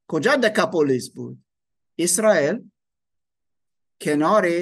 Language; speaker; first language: Persian; non-native, learner; German